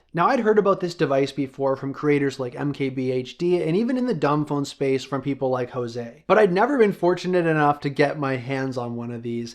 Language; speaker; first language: English; native; English